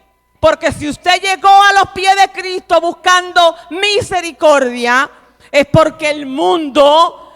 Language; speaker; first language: Spanish; native; Spanish